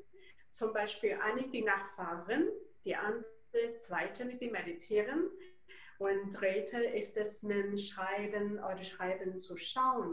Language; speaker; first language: German; non-native, learner; Chinese